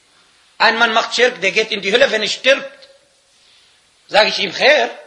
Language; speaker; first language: German; non-native, fluent; Arabic